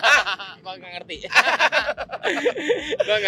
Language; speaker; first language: Indonesian; native; Indonesian